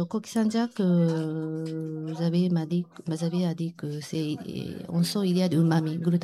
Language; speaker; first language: French; non-native, learner; Japanese